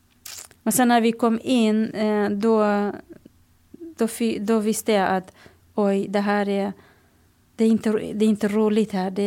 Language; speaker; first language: Swedish; non-native, fluent; Kurdish